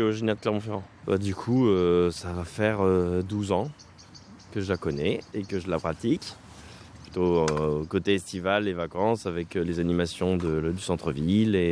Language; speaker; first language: French; native; French